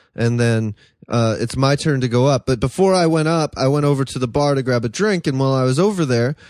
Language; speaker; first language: English; native; English